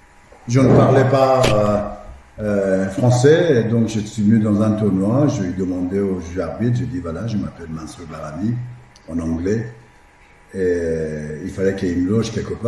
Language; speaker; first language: French; non-native, fluent; Persian